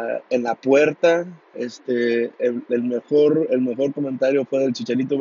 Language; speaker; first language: Spanish; early bilingual, heritage; Spanish